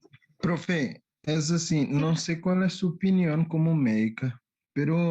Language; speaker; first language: Spanish; non-native, learner; Portuguese